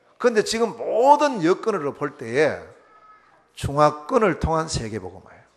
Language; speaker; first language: Korean; native; Korean